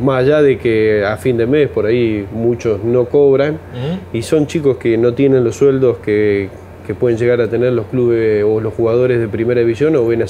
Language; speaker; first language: Spanish; native; Spanish